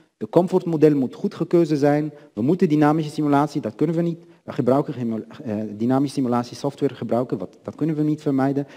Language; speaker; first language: Dutch; non-native, fluent; Arabic